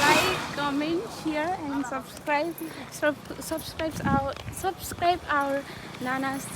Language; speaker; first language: English; non-native, learner; Nepali